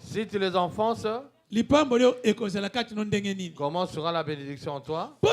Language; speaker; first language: French; non-native, local second language; Lingala